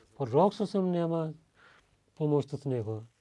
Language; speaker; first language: Bulgarian; non-native, learner; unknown